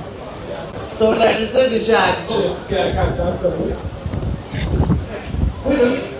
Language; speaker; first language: Turkish; native; Turkish